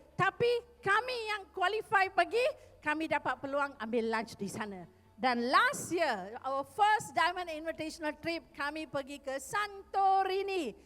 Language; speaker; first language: Malay; non-native, local second language; Tamil